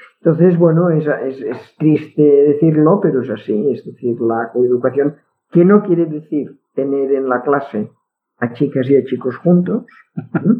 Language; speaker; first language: Spanish; non-native, local second language; Catalan